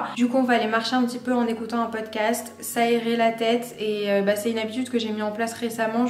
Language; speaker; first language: French; native; French